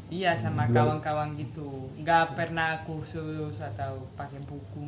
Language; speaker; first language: Indonesian; non-native, fluent; Spanish